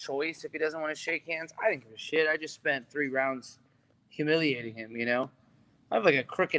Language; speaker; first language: English; native; English